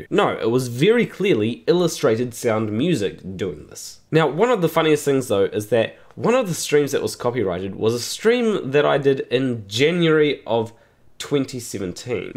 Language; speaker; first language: English; native; English